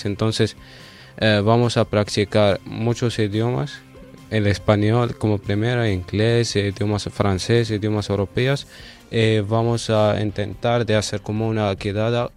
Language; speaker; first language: Spanish; non-native, fluent; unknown